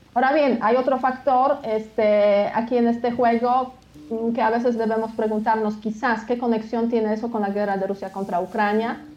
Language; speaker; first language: Spanish; non-native, fluent; Polish